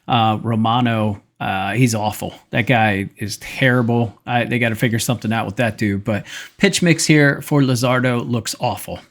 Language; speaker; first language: English; native; English